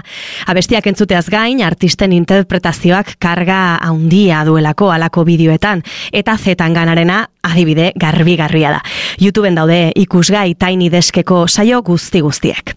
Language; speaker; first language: Basque; native; Basque